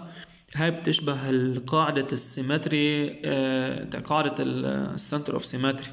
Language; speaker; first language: Arabic; native; Arabic